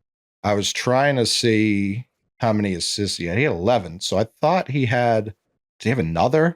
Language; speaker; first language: English; native; English